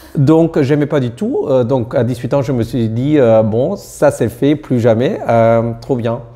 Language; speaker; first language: French; non-native, fluent; German